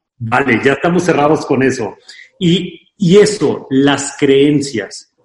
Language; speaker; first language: Spanish; native; Spanish